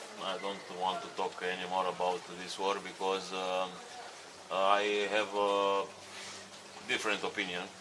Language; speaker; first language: English; non-native, learner; Romanian